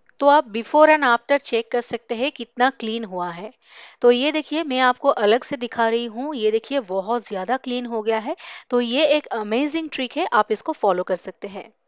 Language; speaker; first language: Hindi; native; Hindi